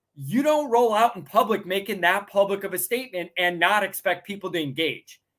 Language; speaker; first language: English; native; English